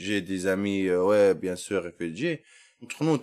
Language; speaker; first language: French; non-native, learner; Arabic